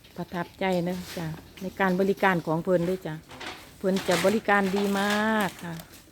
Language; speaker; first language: Thai; native; Thai